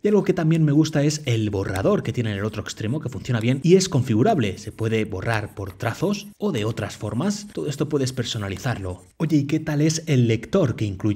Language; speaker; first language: Spanish; native; Spanish